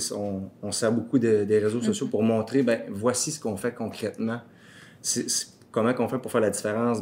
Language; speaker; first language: French; native; French